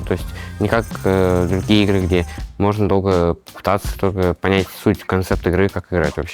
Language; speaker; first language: Russian; native; Russian